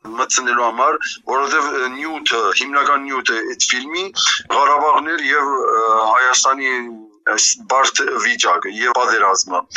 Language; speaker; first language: Armenian; early bilingual, heritage; Armenian